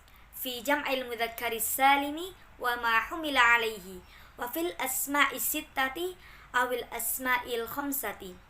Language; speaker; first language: Arabic; non-native, learner; Indonesian